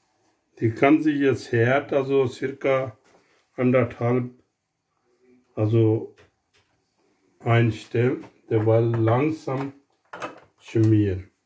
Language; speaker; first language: German; non-native, learner; Urdu